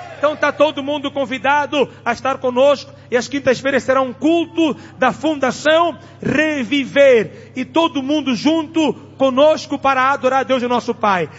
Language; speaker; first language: Portuguese; non-native, local second language; Tsonga